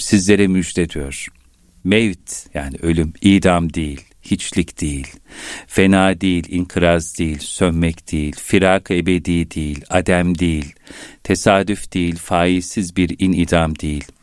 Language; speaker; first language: Turkish; native; Turkish